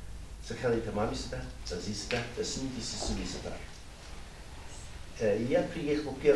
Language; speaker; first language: Russian; non-native, learner; English